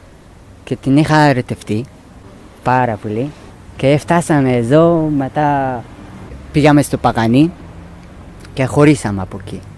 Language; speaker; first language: Greek; non-native, learner; Persian